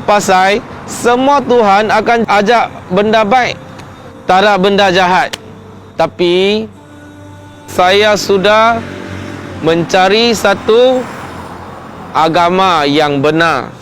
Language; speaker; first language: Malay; non-native, local second language; Chinese